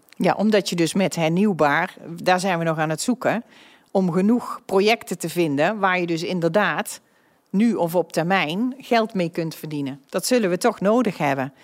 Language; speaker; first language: Dutch; native; Dutch